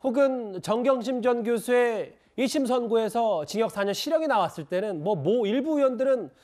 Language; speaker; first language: Korean; native; Korean